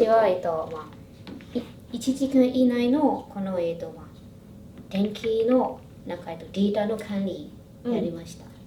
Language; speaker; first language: Japanese; non-native, fluent; Burmese